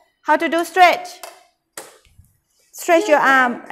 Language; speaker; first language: English; non-native, learner; Thai